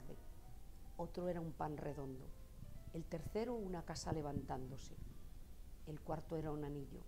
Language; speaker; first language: Spanish; native; Spanish